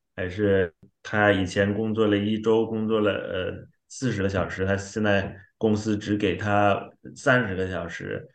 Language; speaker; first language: Chinese; non-native, fluent; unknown